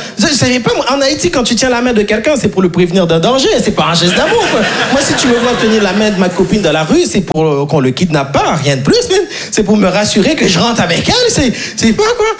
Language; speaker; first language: French; non-native, local second language; Haitian Creole